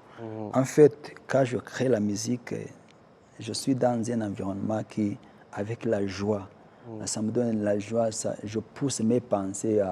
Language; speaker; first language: French; non-native, local second language; Kinyarwanda